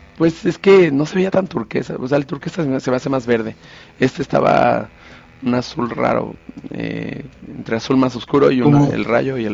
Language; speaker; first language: Spanish; native; Spanish